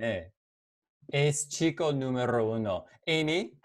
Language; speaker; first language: Spanish; non-native, fluent; English